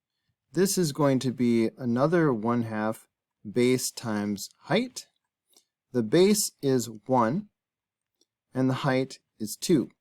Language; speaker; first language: English; native; English